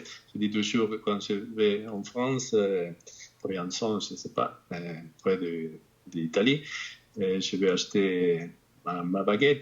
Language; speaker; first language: French; non-native, fluent; Spanish